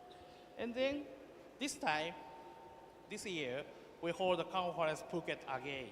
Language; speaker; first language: English; non-native, learner; Japanese